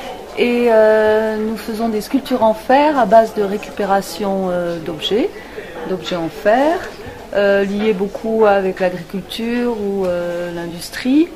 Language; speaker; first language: French; native; French